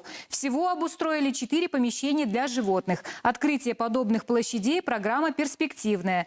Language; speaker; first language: Russian; native; Russian